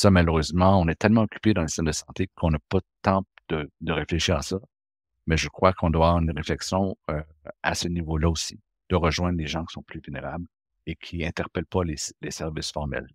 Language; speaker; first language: French; native; French